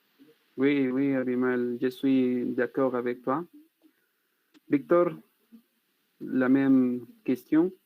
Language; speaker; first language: French; non-native, learner; Spanish